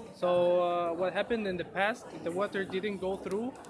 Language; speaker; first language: English; non-native, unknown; Russian